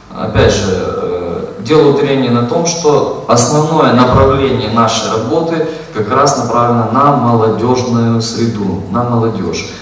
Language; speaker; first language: Russian; non-native, local second language; Ukrainian